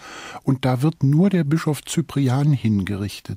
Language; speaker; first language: German; native; German